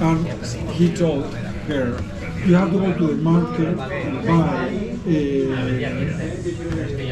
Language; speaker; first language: English; non-native, fluent; Spanish